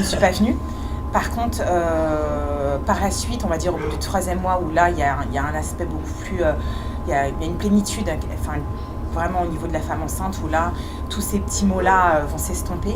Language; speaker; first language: French; native; French